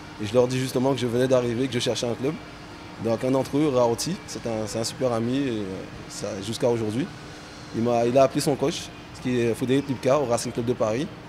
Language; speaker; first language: French; native; French